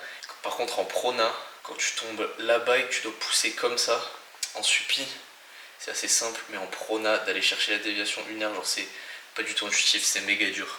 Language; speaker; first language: French; native; French